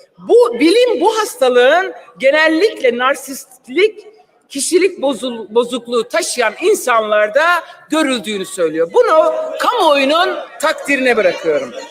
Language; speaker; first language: Turkish; non-native, local second language; Kurdish